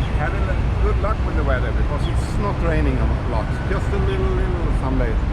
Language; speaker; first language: English; non-native, learner; Swedish